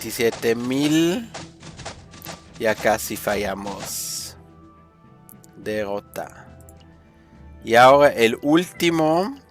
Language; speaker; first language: Spanish; non-native, fluent; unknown